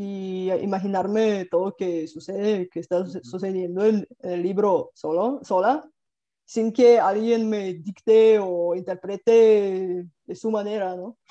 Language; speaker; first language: Spanish; non-native, fluent; Bulgarian